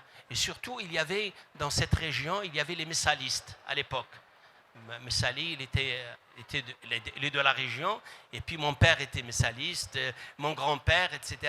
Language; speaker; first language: French; non-native, local second language; Arabic